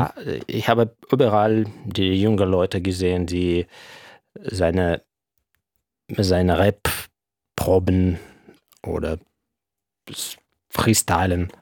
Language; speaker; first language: German; non-native, fluent; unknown